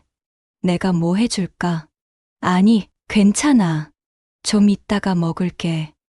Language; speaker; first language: Korean; native; Korean